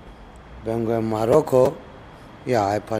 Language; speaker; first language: Spanish; non-native, learner; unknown